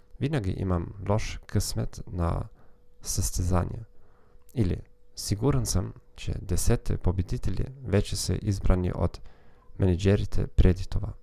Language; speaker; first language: Macedonian; non-native, learner; German